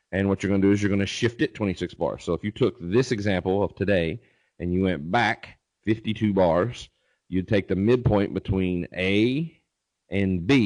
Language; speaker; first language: English; native; English